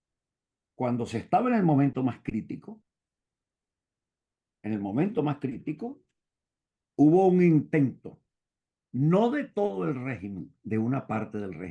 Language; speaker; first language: Spanish; native; Spanish